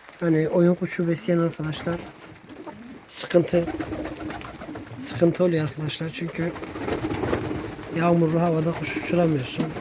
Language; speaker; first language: Turkish; native; Turkish